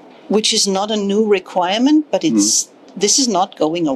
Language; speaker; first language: English; non-native, fluent; German